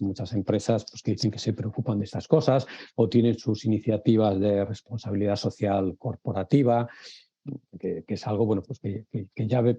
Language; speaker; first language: Spanish; native; Spanish